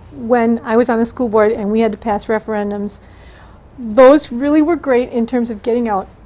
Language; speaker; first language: English; native; English